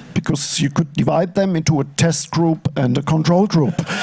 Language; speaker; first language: English; non-native, fluent; German